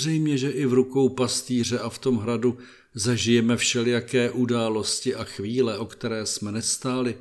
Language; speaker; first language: Czech; native; Czech